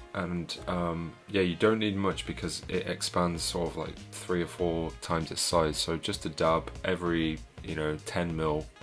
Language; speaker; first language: English; native; English